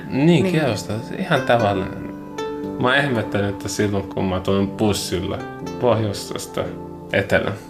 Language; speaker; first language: Finnish; non-native, learner; Arabic